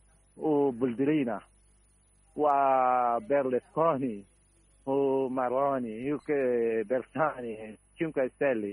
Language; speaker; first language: Italian; non-native, learner; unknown